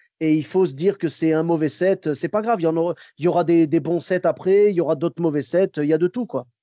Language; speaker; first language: French; early bilingual, other home language; Arabic